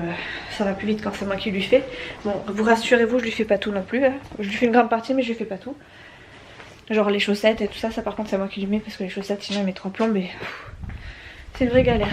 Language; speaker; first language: French; native; French